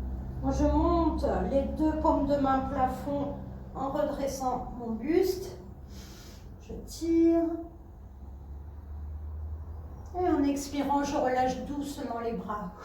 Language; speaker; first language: French; native; French